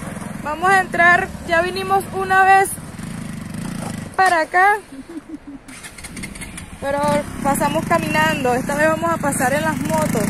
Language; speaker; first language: Spanish; native; Spanish